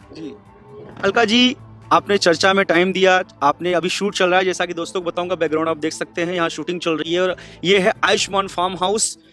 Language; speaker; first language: Hindi; native; Hindi